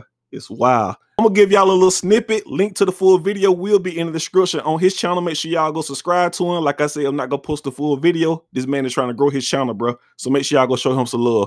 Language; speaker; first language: English; native; English